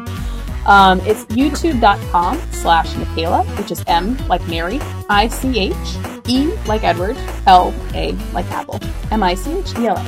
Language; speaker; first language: English; native; English